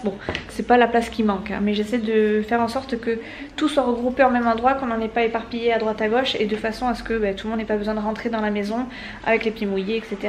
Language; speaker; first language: French; native; French